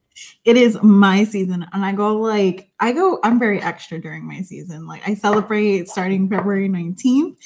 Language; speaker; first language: English; early bilingual, other home language; Spanish